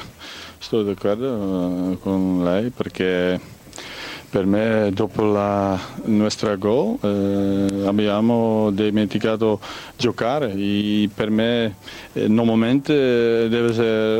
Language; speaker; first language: Italian; non-native, learner; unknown